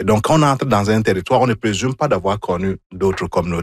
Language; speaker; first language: French; non-native, fluent; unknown